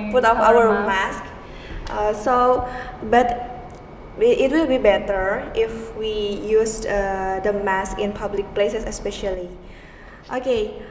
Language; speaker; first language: English; non-native, learner; Indonesian